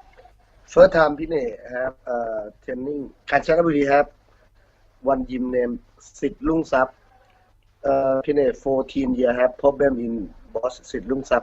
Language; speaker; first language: English; non-native, learner; Thai